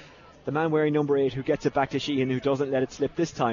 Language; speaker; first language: English; native; English